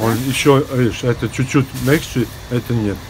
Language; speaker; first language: Russian; non-native, learner; Serbian